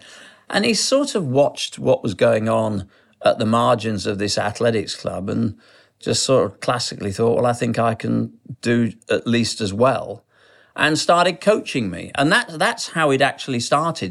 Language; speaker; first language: English; native; English